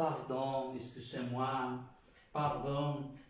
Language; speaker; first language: French; non-native, fluent; Spanish